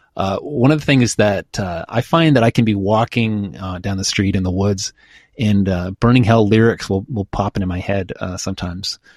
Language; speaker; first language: English; native; English